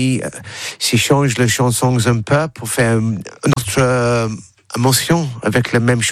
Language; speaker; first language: French; non-native, learner; English